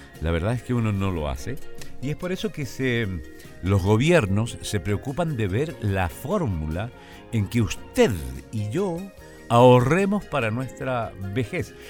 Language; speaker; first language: Spanish; native; Spanish